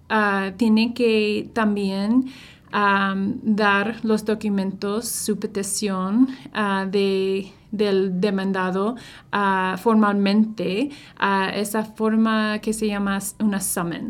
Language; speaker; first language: Spanish; non-native, fluent; English